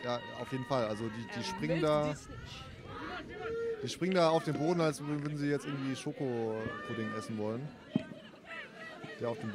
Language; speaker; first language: German; native; German